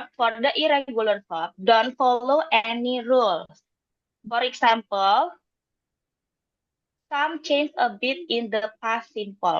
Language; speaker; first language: English; non-native, learner; Indonesian